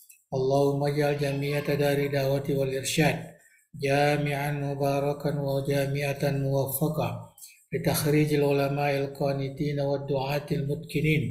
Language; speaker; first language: Arabic; non-native, fluent; Indonesian